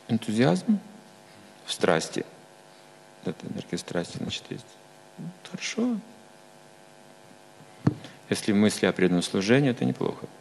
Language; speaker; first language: Russian; native; Russian